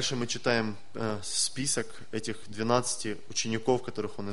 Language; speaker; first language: Russian; native; Russian